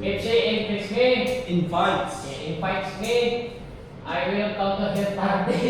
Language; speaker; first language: English; non-native, learner; Indonesian